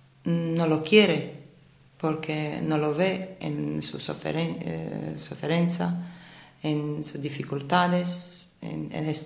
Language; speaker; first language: Spanish; non-native, fluent; Italian